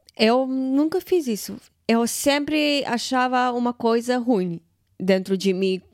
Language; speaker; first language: Portuguese; non-native, fluent; Russian